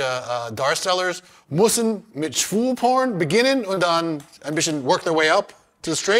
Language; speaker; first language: German; non-native, learner; English